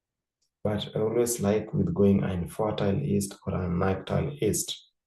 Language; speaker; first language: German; non-native, fluent; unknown